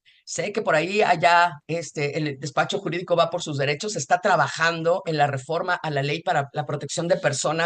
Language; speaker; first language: Spanish; native; Spanish